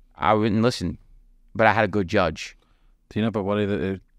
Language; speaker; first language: English; native; English